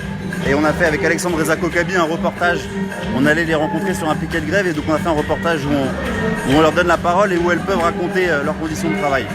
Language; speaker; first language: French; native; French